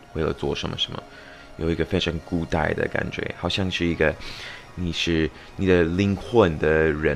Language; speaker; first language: Chinese; non-native, fluent; English